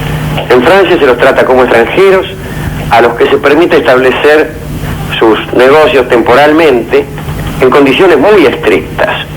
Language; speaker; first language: Spanish; native; Spanish